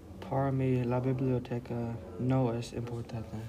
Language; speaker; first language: Spanish; non-native, learner; English